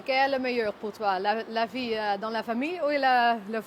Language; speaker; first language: French; non-native, learner; Dutch